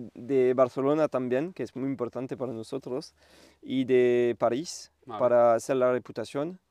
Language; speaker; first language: Spanish; non-native, learner; French